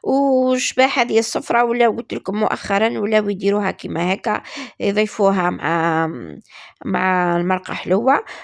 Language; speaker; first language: Arabic; native; Arabic